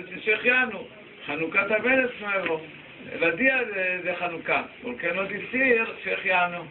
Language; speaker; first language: Spanish; non-native, learner; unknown